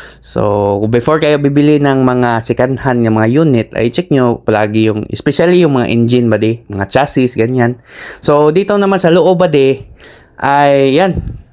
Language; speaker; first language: Filipino; non-native, local second language; Cebuano